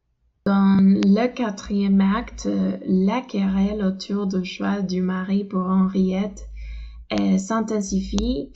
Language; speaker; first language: French; non-native, fluent; Spanish